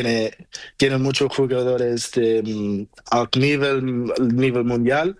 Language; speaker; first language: Spanish; non-native, learner; Portuguese